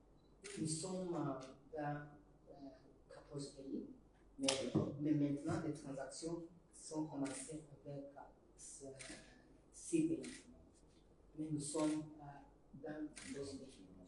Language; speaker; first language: French; non-native, learner; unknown